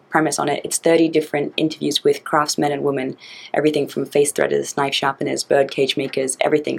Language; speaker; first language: English; native; English